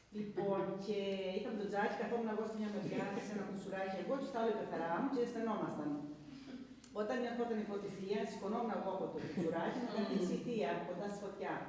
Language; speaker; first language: Greek; native; Greek